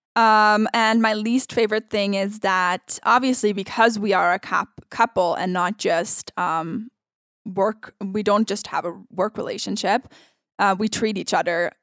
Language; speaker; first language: English; non-native, fluent; Italian